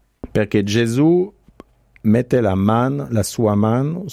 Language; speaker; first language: Italian; non-native, fluent; French